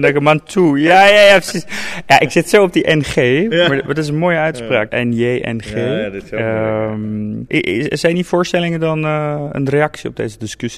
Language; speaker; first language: Dutch; native; Dutch